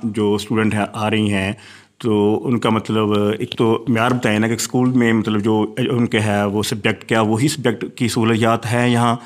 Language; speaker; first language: Urdu; non-native, local second language; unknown